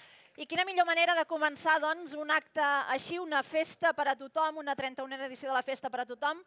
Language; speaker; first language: Catalan; native; Catalan